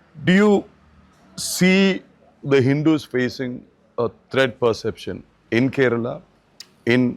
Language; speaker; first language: English; non-native, local second language; Malayalam